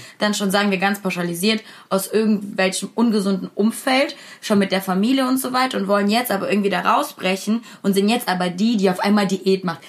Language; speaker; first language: German; early bilingual, other home language; Russian